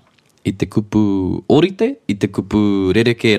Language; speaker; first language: Māori; non-native, local second language; English